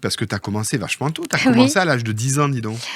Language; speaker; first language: French; native; French